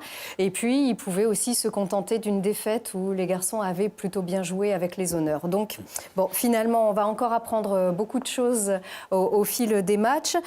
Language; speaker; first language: French; native; French